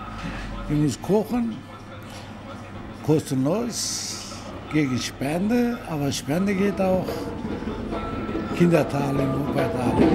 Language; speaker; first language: German; non-native, learner; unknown